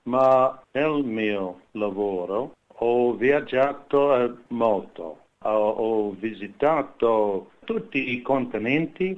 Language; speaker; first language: Italian; non-native, learner; English